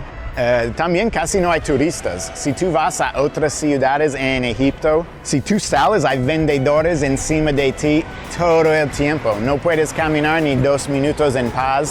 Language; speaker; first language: Spanish; non-native, fluent; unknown